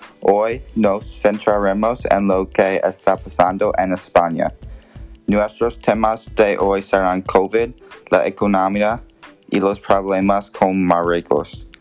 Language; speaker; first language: Spanish; non-native, learner; English